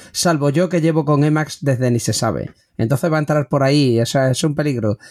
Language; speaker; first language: Spanish; native; Spanish